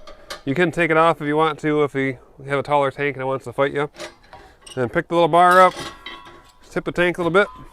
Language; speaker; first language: English; native; English